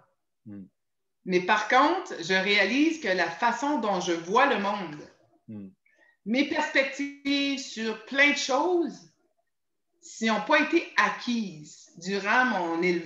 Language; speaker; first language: French; native; French